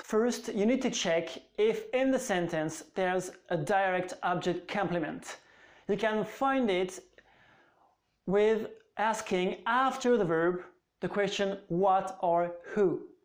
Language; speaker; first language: English; non-native, fluent; French